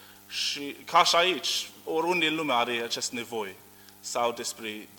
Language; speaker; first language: Romanian; non-native, learner; English